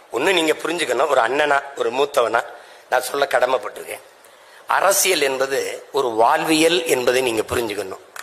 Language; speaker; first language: Tamil; native; Tamil